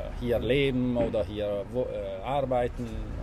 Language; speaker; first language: German; non-native, local second language; Italian